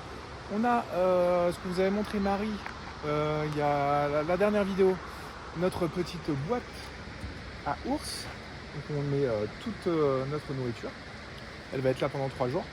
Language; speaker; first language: French; native; French